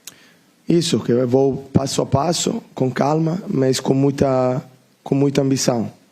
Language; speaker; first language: Portuguese; non-native, learner; Italian